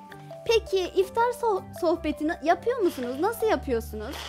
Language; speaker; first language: Turkish; native; Turkish